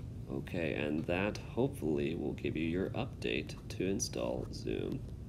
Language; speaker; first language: English; native; English